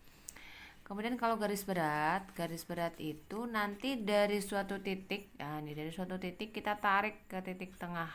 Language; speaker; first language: Indonesian; native; Indonesian